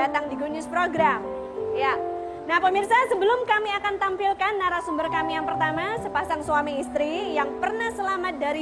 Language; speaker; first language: Indonesian; native; Indonesian